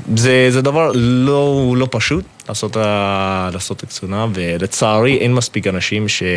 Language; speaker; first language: Hebrew; non-native, fluent; English